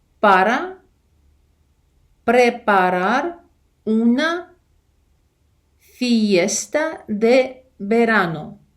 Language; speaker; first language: Spanish; non-native, fluent; Ukrainian